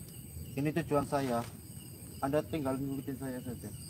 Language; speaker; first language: Indonesian; non-native, local second language; Javanese